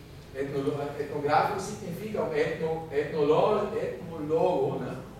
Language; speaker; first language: Portuguese; non-native, fluent; German